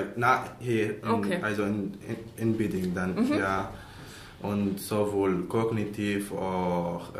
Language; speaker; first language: German; non-native, learner; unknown